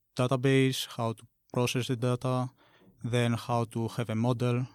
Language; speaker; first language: English; non-native, fluent; Greek